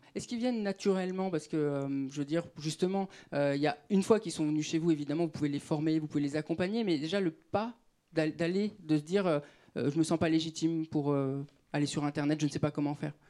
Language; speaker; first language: French; native; French